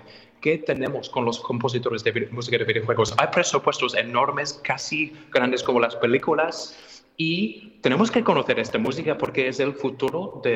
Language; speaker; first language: Spanish; non-native, fluent; English